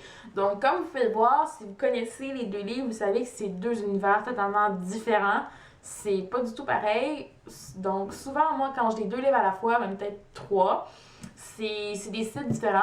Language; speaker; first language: French; native; French